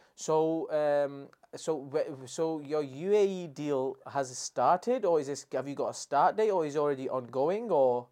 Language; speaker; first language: English; non-native, local second language; Urdu